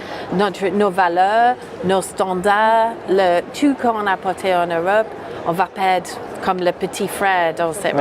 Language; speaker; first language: French; non-native, fluent; English